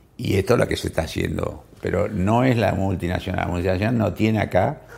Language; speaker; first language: Spanish; native; Spanish